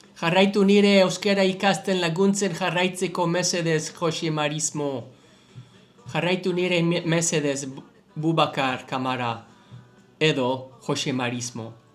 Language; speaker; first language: Basque; non-native, learner; English